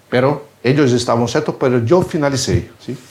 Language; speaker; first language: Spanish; non-native, learner; Portuguese